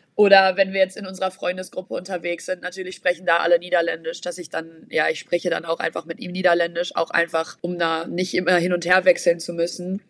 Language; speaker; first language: German; native; German